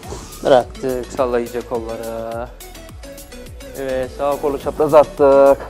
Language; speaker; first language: Turkish; native; Turkish